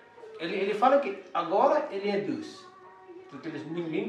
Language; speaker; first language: Portuguese; non-native, learner; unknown